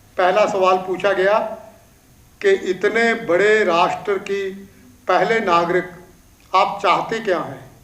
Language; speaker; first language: Hindi; non-native, local second language; Punjabi